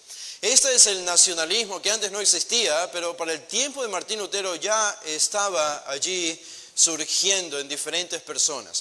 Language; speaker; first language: Spanish; native; Spanish